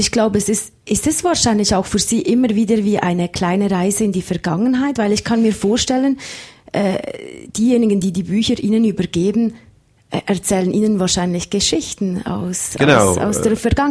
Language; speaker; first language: German; native; German